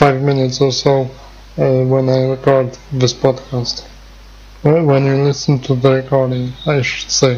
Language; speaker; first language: English; non-native, fluent; Polish